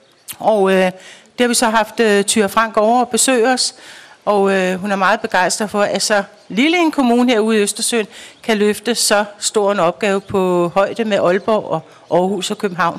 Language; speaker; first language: Danish; native; Danish